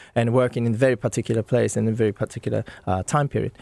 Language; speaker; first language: English; non-native, fluent; Japanese